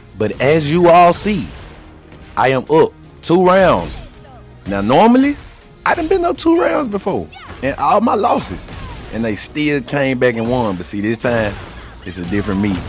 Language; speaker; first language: English; native; English